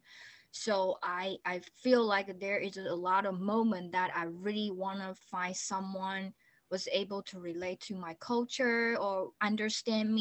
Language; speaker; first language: English; non-native, fluent; Chinese